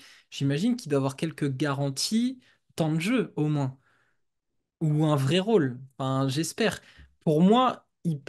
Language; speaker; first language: French; native; French